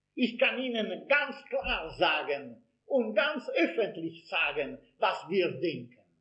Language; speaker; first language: German; non-native, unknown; Italian